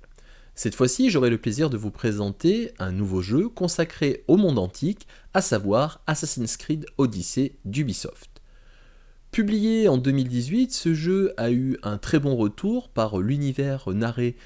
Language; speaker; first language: French; native; French